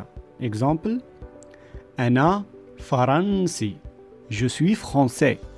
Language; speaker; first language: French; non-native, local second language; Arabic